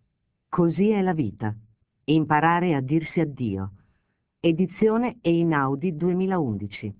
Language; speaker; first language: Italian; native; Italian